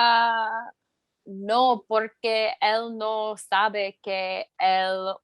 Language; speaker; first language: Spanish; non-native, learner; English